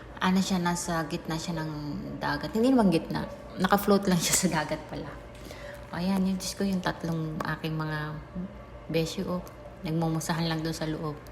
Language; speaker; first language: Filipino; native; Filipino